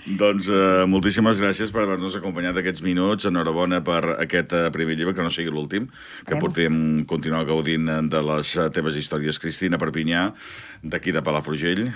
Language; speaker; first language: Catalan; native; Catalan